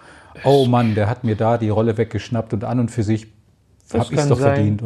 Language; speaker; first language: German; native; German